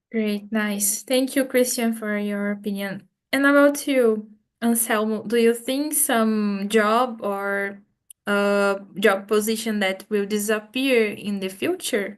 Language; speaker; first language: English; non-native, fluent; Portuguese